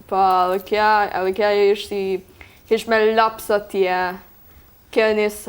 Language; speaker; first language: Albanian; early bilingual, heritage; Albanian